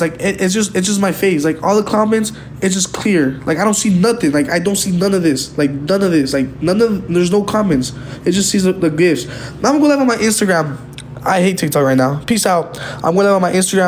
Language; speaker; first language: English; early bilingual, other home language; Spanish